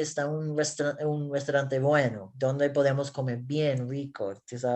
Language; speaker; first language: Spanish; non-native, learner; English